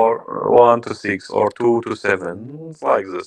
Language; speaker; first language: English; non-native, learner; Arabic